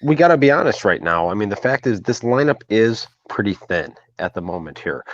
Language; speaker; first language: English; native; English